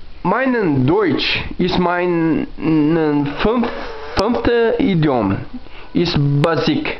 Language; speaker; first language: German; non-native, learner; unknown